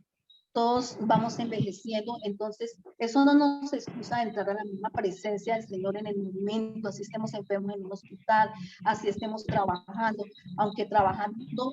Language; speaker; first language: Spanish; native; Spanish